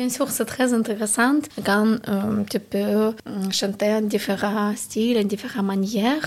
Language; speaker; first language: French; non-native, learner; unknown